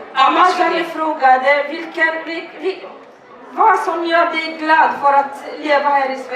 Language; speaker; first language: Swedish; non-native, learner; Swahili